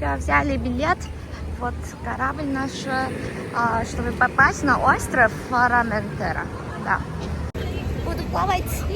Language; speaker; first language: Russian; non-native, fluent; Korean